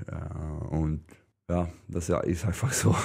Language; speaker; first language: German; non-native, learner; Swedish